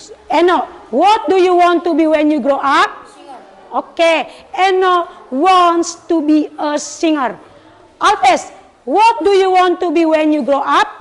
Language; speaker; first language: English; non-native, learner; Indonesian